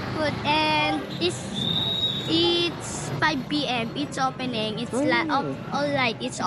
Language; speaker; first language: English; non-native, local second language; Filipino